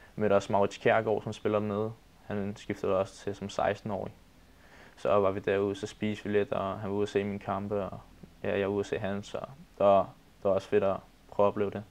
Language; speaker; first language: Danish; native; Danish